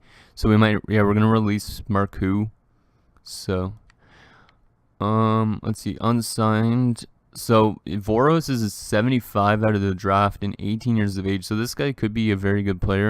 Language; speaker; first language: English; native; English